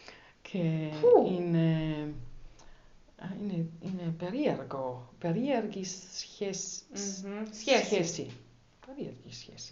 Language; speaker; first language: Greek; non-native, learner; German